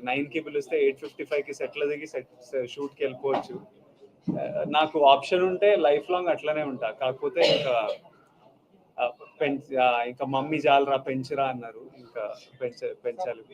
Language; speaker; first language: Telugu; native; Telugu